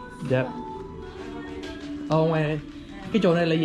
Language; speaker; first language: Vietnamese; early bilingual, heritage; Vietnamese